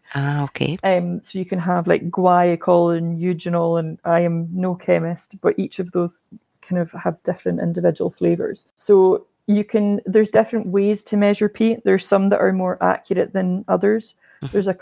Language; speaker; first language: English; native; English